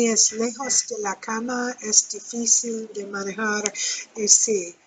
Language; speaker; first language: Spanish; non-native, learner; English